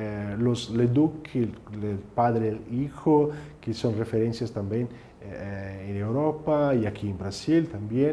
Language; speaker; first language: Spanish; non-native, fluent; Portuguese